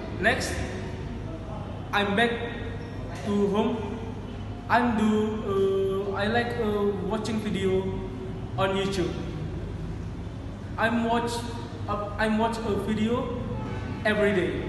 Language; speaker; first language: English; non-native, learner; Indonesian